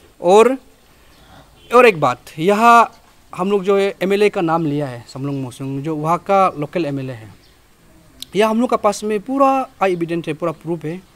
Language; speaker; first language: Hindi; non-native, local second language; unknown